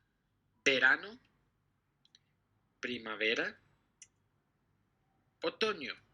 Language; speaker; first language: Spanish; non-native, fluent; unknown